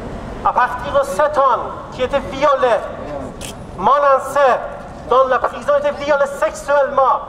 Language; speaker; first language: French; non-native, fluent; Kurdish